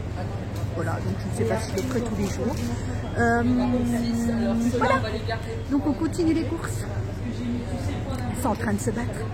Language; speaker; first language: French; native; French